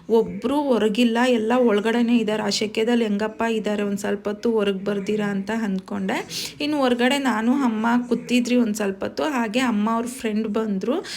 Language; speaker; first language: Kannada; native; Kannada